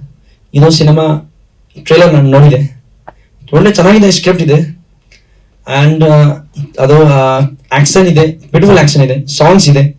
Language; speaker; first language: Kannada; non-native, learner; Hindi